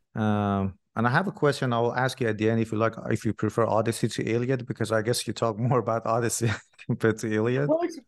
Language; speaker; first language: English; non-native, fluent; Persian